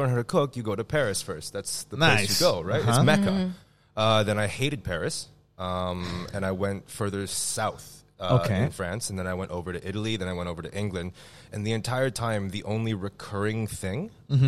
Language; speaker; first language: English; non-native, fluent; Chinese